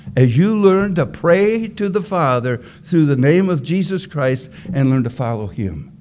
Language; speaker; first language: English; native; English